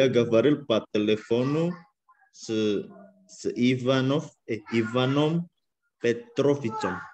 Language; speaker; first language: Russian; non-native, learner; Indonesian